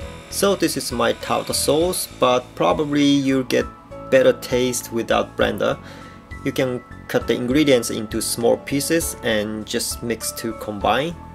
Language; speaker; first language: English; non-native, fluent; Japanese